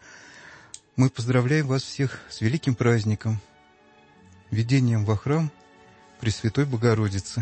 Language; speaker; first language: Russian; native; Russian